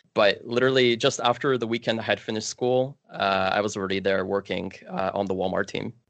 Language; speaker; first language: English; early bilingual, other home language; Polish